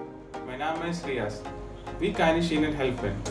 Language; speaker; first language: German; non-native, learner; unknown